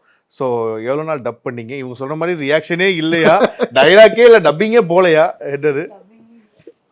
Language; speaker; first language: Tamil; native; Tamil